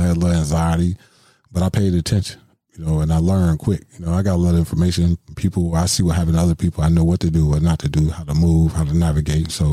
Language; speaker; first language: English; native; English